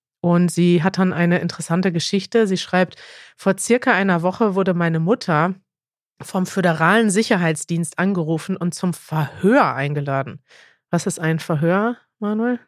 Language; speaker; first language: German; native; German